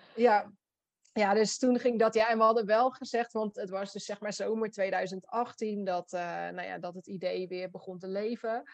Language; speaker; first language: Dutch; native; Dutch